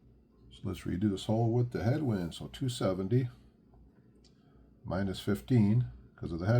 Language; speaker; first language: English; native; English